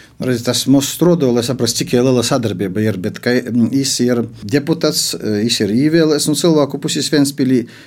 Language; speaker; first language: Latvian; non-native, local second language; Russian